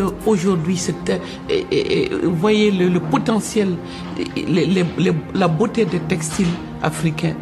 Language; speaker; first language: French; non-native, local second language; Bambara